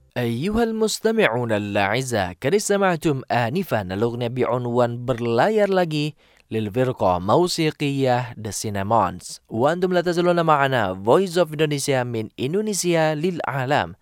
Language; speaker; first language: Arabic; non-native, fluent; Indonesian